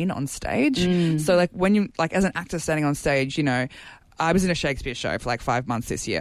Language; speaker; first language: English; native; English